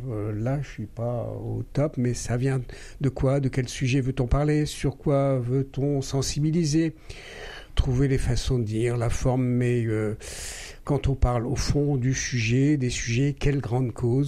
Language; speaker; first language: French; native; French